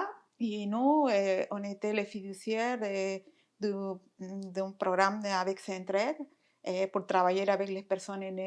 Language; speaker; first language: French; non-native, fluent; Spanish